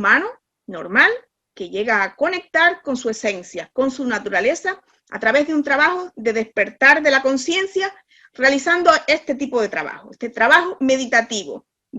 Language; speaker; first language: Spanish; native; Spanish